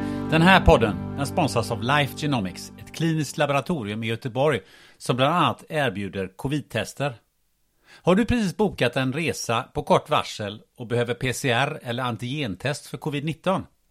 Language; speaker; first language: Swedish; native; Swedish